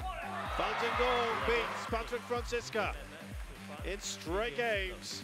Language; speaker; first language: English; native; English